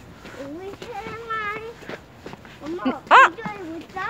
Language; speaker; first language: Korean; early bilingual, other home language; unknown